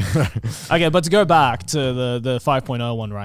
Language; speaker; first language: English; native; English